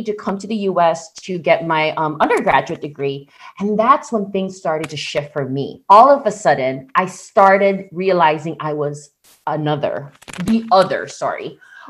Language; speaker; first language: English; non-native, local second language; Filipino